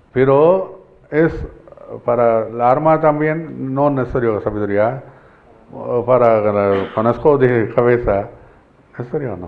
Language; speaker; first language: Spanish; non-native, learner; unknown